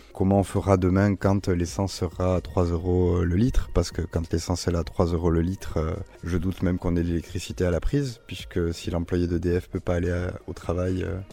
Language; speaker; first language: French; native; French